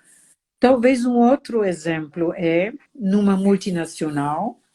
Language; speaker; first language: Portuguese; non-native, fluent; German